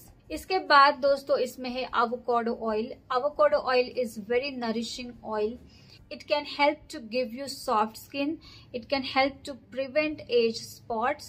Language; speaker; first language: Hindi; native; Hindi